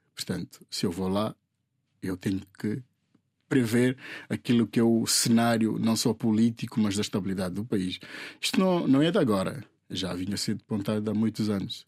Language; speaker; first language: Portuguese; non-native, local second language; Upper Guinea Crioulo